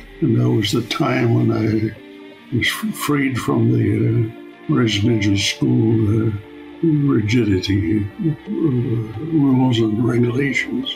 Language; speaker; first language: English; non-native, fluent; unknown